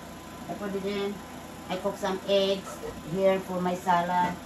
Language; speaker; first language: English; non-native, learner; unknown